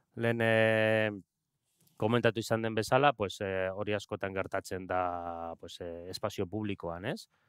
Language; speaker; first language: Basque; non-native, local second language; Spanish